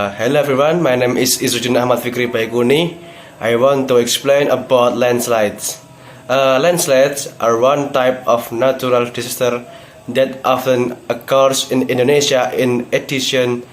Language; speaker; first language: English; non-native, learner; Indonesian